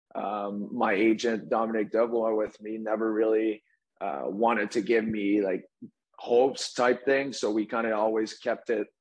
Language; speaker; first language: English; native; English